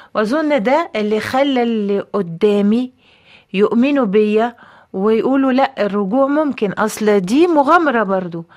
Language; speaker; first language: Egyptian Arabic; non-native, fluent; French